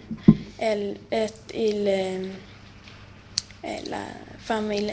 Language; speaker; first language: French; non-native, learner; Swedish